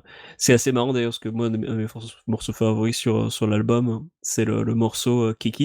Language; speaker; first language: French; native; French